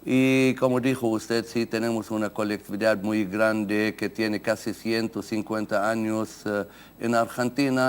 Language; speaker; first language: Spanish; non-native, fluent; Arabic